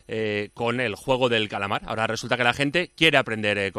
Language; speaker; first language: Spanish; native; Spanish